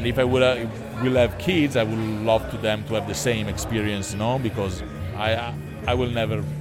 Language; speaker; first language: English; non-native, fluent; Italian